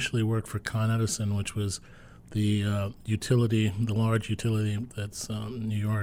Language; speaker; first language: English; native; English